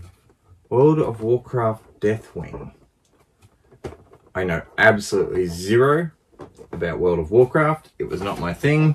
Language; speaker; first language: English; native; English